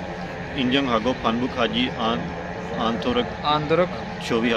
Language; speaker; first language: Korean; non-native, learner; Punjabi